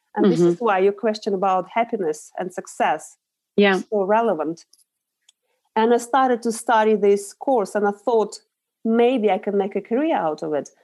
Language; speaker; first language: English; non-native, fluent; Russian